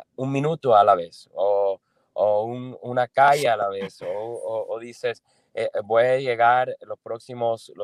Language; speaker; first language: Spanish; non-native, fluent; English